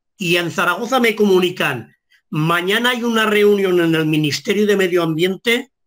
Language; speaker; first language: Spanish; native; Spanish